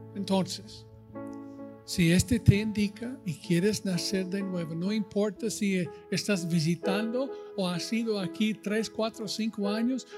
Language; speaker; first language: Spanish; non-native, fluent; English